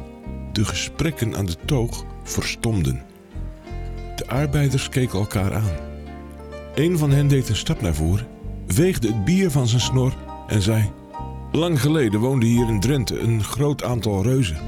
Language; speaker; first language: Dutch; native; Dutch